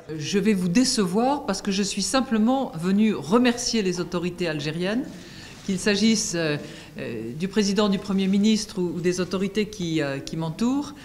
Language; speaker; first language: French; native; French